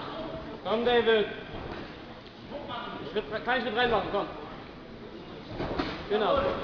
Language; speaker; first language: German; native; German